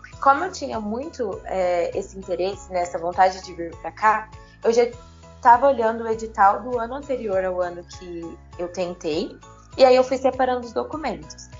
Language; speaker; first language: Portuguese; native; Portuguese